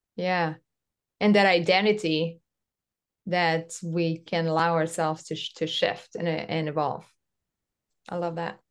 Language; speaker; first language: English; non-native, local second language; French